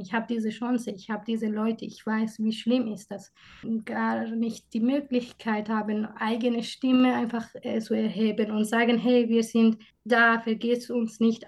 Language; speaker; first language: German; non-native, fluent; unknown